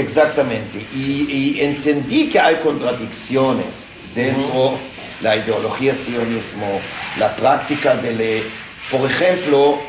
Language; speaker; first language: Spanish; non-native, fluent; Hebrew